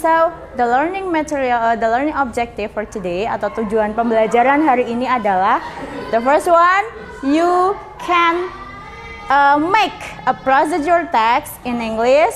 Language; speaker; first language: English; non-native, learner; Indonesian